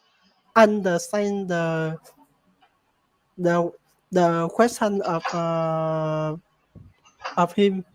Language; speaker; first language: English; non-native, learner; Vietnamese